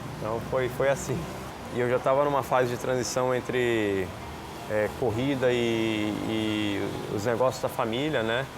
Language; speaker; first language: Portuguese; native; Portuguese